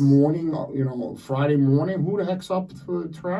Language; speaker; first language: English; native; English